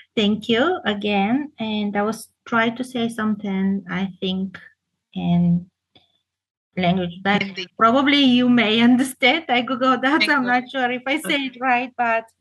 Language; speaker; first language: English; non-native, fluent; Bulgarian